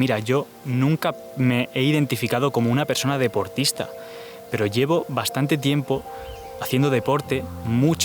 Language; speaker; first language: Spanish; native; Spanish